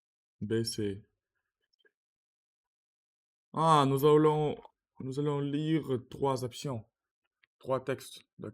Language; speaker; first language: French; non-native, learner; Russian